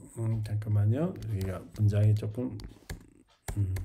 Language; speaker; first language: Korean; native; Korean